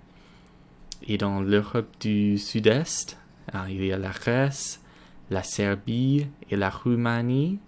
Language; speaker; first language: French; non-native, learner; English